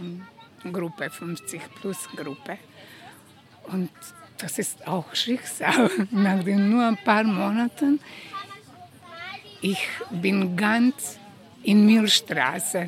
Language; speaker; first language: German; non-native, learner; Croatian